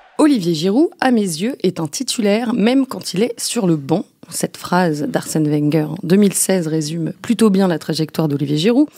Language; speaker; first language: French; native; French